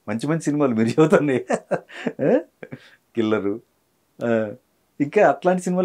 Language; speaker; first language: Telugu; native; Telugu